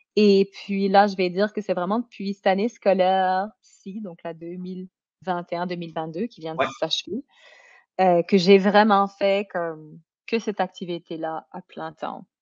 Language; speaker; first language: French; native; French